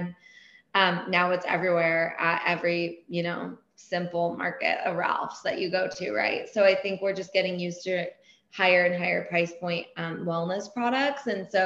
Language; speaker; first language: English; early bilingual, other home language; Persian